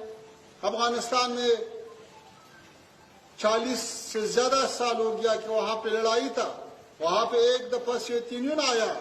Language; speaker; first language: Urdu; non-native, fluent; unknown